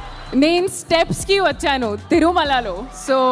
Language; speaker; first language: Telugu; non-native, local second language; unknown